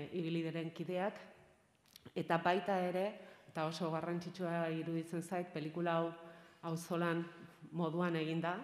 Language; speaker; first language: Basque; non-native, local second language; Spanish